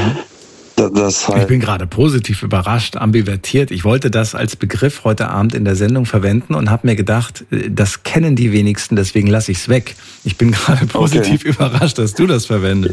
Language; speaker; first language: German; native; German